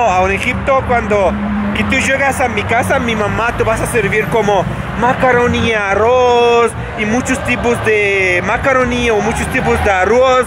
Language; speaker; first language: Spanish; non-native, learner; Arabic